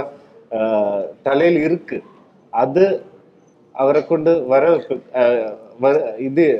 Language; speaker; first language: Tamil; non-native, learner; Malayalam